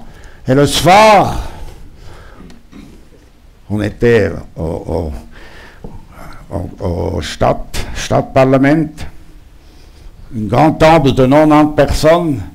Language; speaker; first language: French; non-native, local second language; German